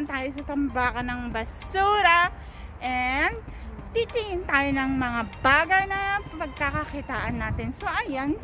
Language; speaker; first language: Filipino; native; Filipino